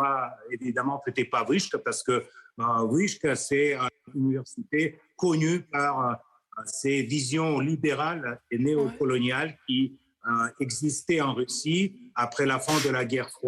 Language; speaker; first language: French; non-native, fluent; Russian